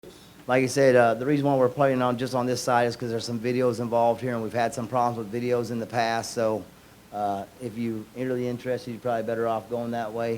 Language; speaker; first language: English; native; English